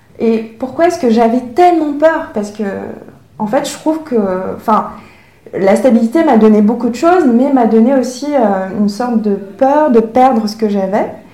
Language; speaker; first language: French; early bilingual, other home language; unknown